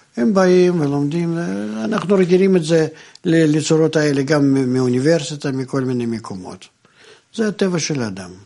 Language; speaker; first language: Hebrew; non-native, fluent; Russian